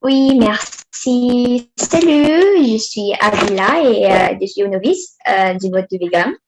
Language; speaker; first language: French; non-native, learner; Indonesian